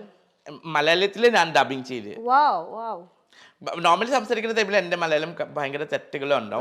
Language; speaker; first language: Malayalam; non-native, fluent; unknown